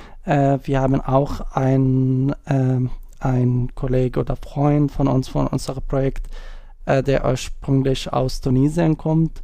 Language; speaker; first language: German; non-native, learner; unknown